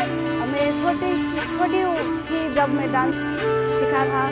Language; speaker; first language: Hindi; non-native, learner; Nepali